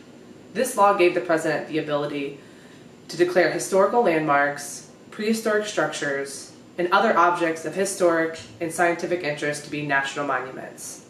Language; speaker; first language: English; native; English